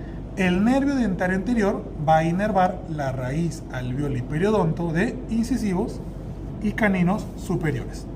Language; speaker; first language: Spanish; native; Spanish